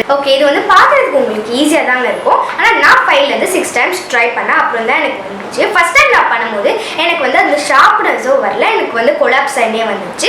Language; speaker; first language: Tamil; native; Tamil